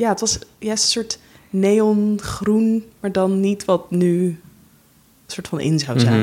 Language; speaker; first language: Dutch; native; Dutch